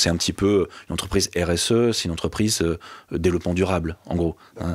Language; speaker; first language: French; native; French